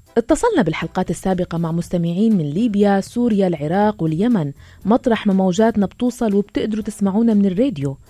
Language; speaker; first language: Arabic; native; Arabic